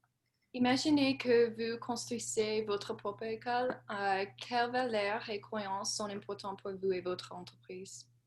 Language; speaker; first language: French; non-native, learner; English